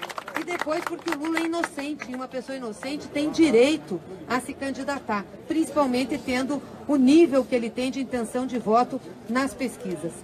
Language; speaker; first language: Portuguese; native; Portuguese